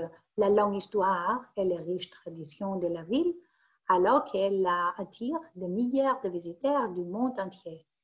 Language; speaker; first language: French; non-native, fluent; Greek